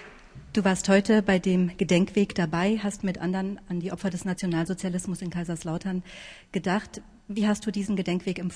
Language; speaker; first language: German; native; German